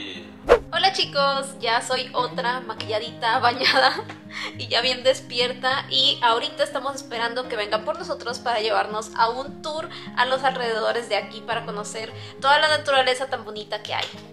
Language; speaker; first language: Spanish; native; Spanish